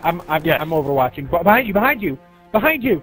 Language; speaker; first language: English; native; English